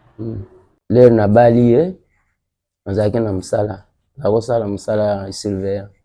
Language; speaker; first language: Lingala; native; Lingala